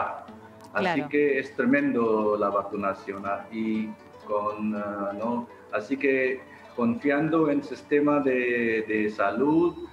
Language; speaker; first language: Spanish; non-native, fluent; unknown